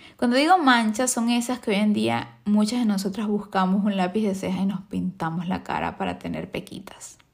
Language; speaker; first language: Spanish; native; Spanish